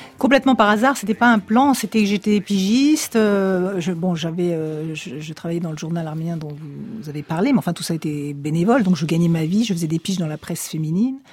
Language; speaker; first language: French; native; French